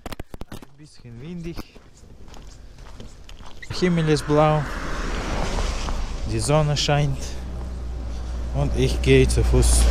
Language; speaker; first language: German; non-native, learner; Russian